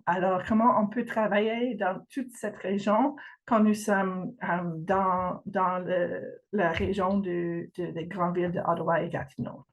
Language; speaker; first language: French; non-native, fluent; English